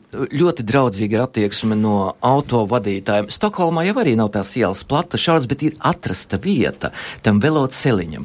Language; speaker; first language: Latvian; native; Latvian